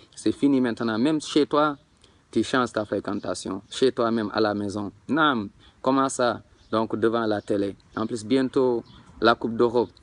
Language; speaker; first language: French; non-native, local second language; Wolof